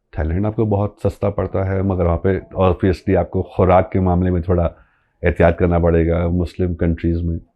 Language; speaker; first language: Urdu; non-native, local second language; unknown